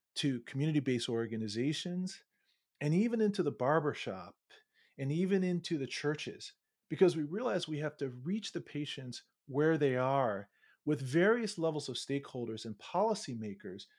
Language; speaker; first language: English; native; English